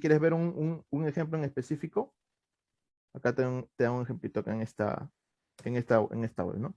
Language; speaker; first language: Spanish; native; Spanish